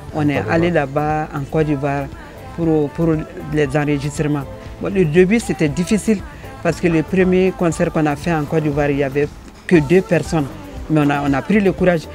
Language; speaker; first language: French; non-native, local second language; Bambara